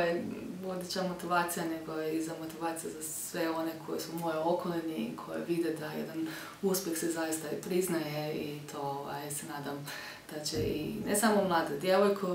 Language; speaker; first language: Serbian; early bilingual, heritage; Croatian